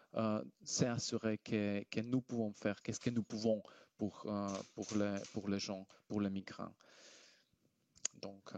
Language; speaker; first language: French; non-native, fluent; Slovak